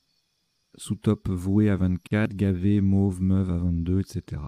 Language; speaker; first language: French; native; French